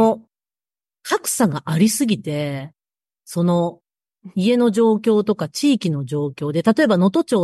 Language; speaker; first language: Japanese; native; Japanese